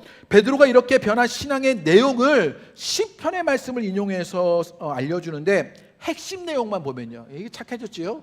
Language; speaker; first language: Korean; native; Korean